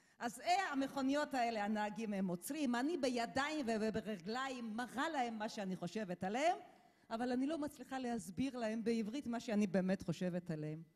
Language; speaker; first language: Hebrew; non-native, fluent; Georgian